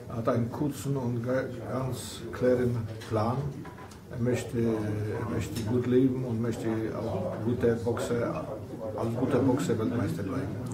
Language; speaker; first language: German; non-native, fluent; Polish